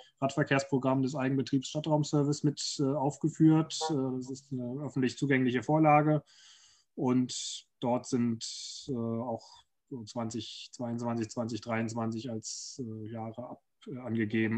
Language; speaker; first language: German; native; German